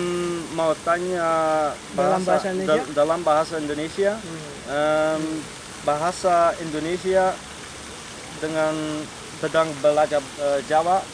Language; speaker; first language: Indonesian; non-native, learner; Dutch